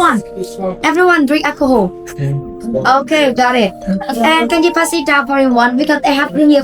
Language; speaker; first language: English; non-native, fluent; Vietnamese